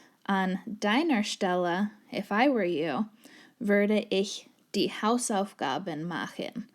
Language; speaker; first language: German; non-native, fluent; English